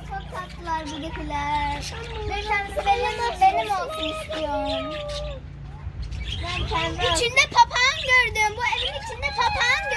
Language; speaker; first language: Turkish; early bilingual, heritage; Turkish